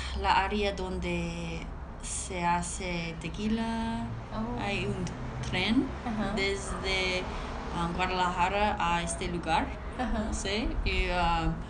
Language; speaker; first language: Spanish; non-native, learner; English